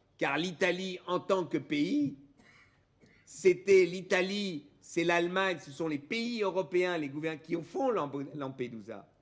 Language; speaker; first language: French; early bilingual, other home language; German